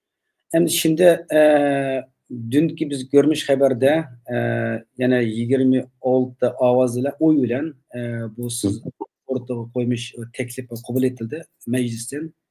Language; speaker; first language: Turkish; non-native, learner; Uyghur